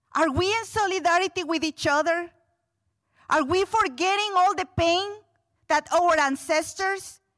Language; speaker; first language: English; non-native, fluent; Spanish